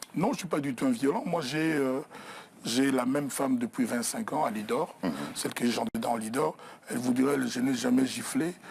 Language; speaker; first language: French; non-native, local second language; Lingala